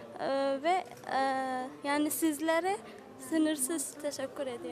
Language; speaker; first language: Turkish; non-native, learner; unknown